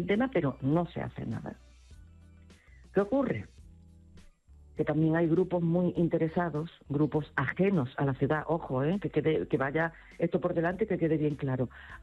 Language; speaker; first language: Spanish; native; Spanish